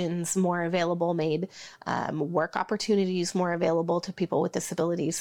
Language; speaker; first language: English; native; English